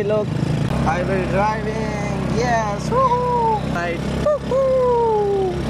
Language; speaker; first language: English; non-native, learner; Urdu